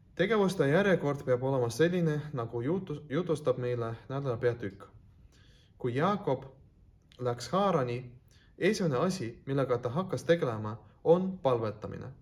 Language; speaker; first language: Estonian; non-native, local second language; Russian